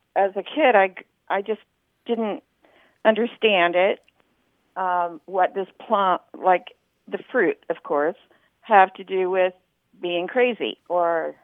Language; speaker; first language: English; native; English